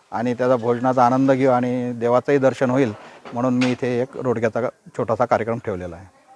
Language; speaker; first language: Marathi; native; Marathi